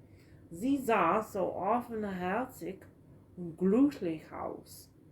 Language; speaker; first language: German; non-native, learner; English